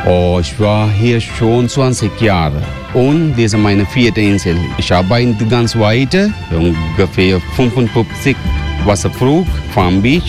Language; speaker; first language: German; non-native, learner; Sinhala